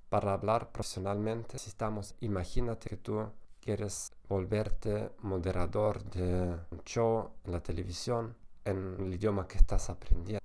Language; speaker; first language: Spanish; non-native, fluent; German